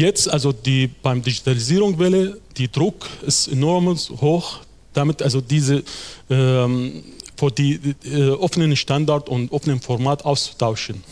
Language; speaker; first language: German; non-native, fluent; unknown